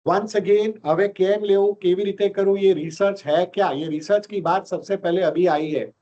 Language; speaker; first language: Hindi; non-native, local second language; Gujarati